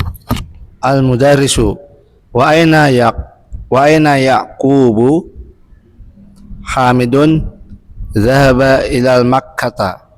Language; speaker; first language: Arabic; non-native, learner; Indonesian